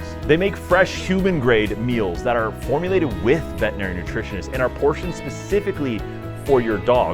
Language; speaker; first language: English; native; English